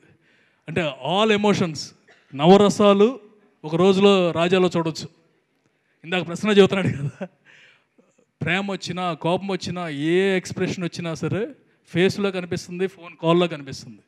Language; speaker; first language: Telugu; native; Telugu